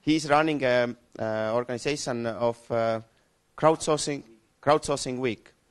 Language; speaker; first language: English; non-native, fluent; Estonian